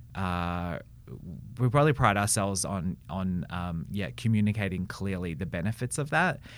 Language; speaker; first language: English; native; English